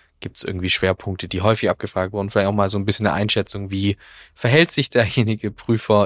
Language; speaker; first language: German; native; German